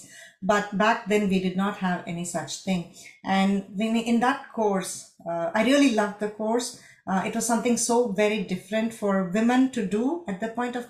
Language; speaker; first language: English; non-native, local second language; Tamil